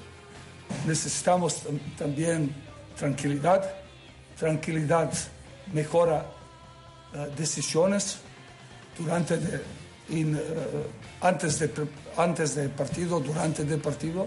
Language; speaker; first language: Spanish; non-native, learner; Serbian